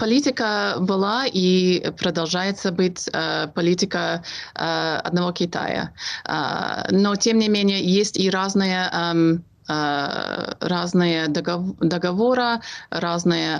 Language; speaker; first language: Russian; non-native, fluent; English